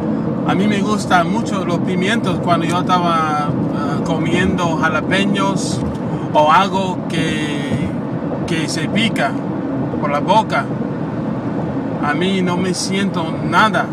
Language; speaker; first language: Spanish; non-native, learner; English